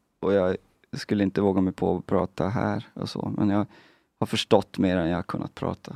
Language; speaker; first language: Swedish; native; Swedish